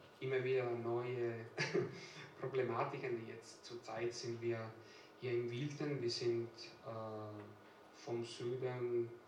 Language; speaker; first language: German; non-native, fluent; Italian